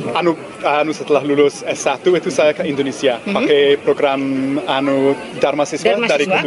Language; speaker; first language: Indonesian; non-native, fluent; English